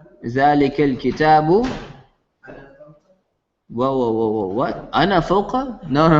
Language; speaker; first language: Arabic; non-native, fluent; English